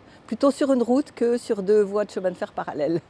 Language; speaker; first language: French; native; French